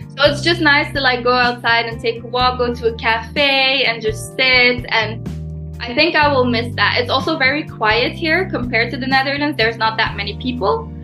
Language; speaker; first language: English; early bilingual, heritage; Turkish